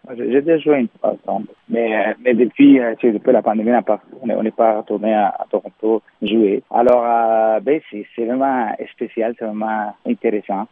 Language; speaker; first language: French; non-native, fluent; Spanish